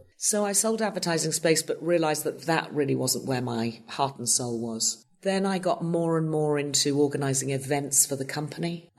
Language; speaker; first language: English; native; English